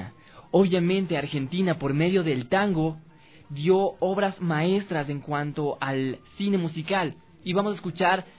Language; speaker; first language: Spanish; native; Spanish